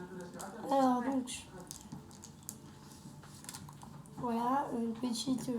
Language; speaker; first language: French; native; French